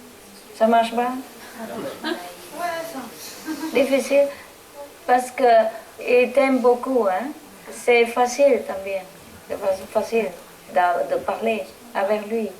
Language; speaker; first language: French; non-native, learner; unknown